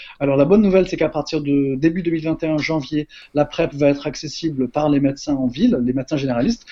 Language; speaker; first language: French; native; French